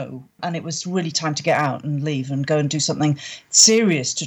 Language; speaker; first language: English; native; English